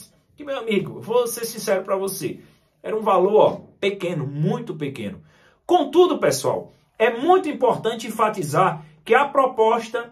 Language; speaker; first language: Portuguese; native; Portuguese